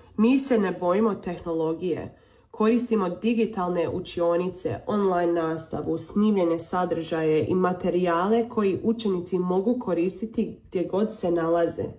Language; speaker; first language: Serbian; early bilingual, heritage; Croatian